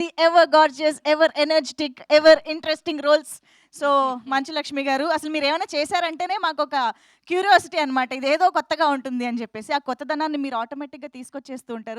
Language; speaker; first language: Telugu; native; Telugu